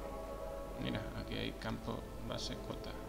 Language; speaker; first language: Spanish; native; Spanish